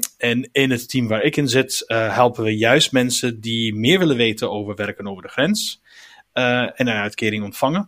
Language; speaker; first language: Dutch; non-native, fluent; German